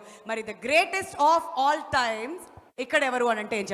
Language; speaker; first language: Telugu; native; Telugu